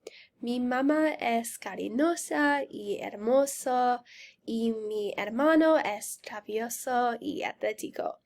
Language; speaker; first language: Spanish; non-native, learner; English